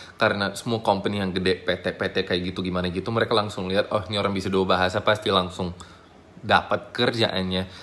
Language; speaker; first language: Indonesian; non-native, fluent; English